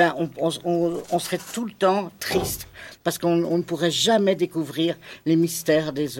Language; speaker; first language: French; native; French